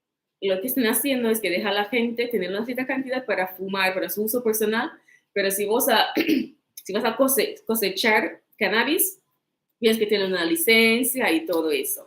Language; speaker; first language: Spanish; non-native, fluent; English